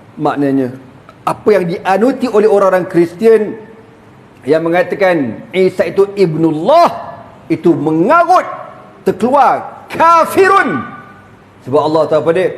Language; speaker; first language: Malay; native; Malay